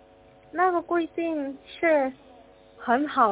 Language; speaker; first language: Chinese; non-native, learner; Korean